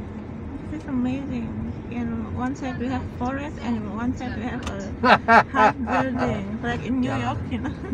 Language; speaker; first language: English; non-native, fluent; Indonesian